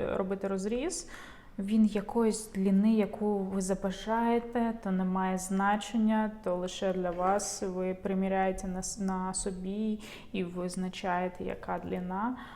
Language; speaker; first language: Ukrainian; non-native, local second language; Russian